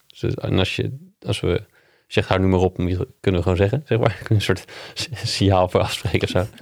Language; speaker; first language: Dutch; non-native, fluent; English